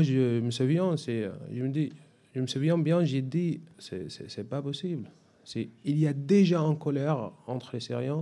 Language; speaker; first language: French; non-native, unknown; Arabic